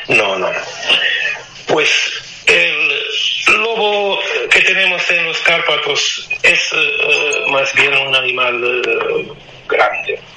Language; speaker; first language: Spanish; non-native, fluent; Romanian